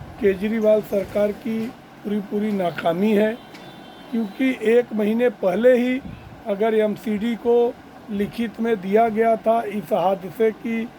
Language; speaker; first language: Hindi; native; Hindi